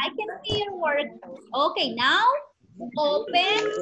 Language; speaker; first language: English; non-native, fluent; Spanish